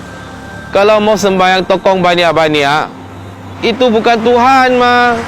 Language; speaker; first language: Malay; non-native, local second language; Chinese